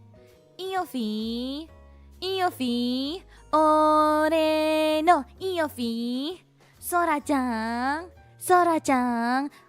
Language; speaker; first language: Japanese; non-native, learner; Indonesian